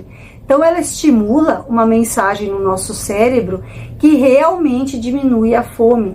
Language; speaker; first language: Portuguese; native; Portuguese